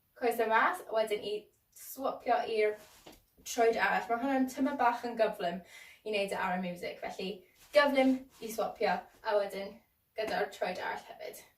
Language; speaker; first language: Welsh; non-native, local second language; English